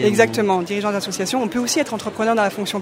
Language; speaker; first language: French; native; French